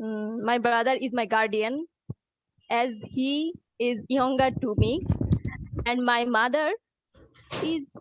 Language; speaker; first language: English; non-native, learner; Bangla